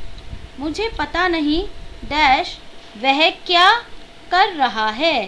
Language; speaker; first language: Hindi; native; Hindi